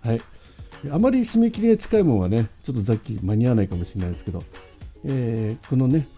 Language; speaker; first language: Japanese; native; Japanese